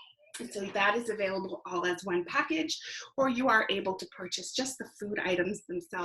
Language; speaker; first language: English; native; English